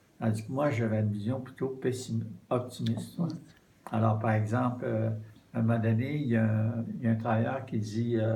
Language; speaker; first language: French; native; French